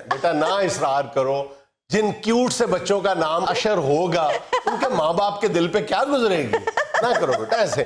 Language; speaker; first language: Urdu; non-native, local second language; Punjabi